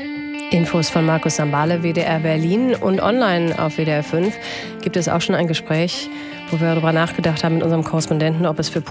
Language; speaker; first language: German; native; German